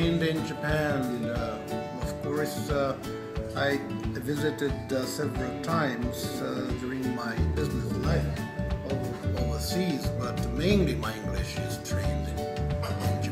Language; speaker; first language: English; non-native, fluent; Japanese